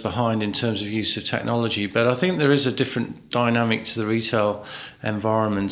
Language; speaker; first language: English; native; English